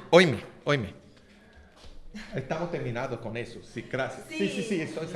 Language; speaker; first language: Spanish; non-native, learner; English